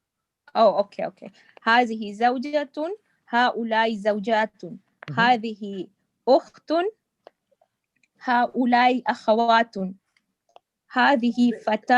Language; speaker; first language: Arabic; non-native, learner; English